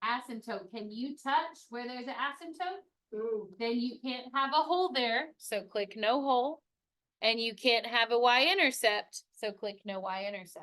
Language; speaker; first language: English; native; English